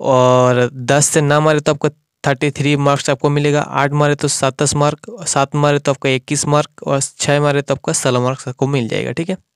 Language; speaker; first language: Hindi; non-native, local second language; Bangla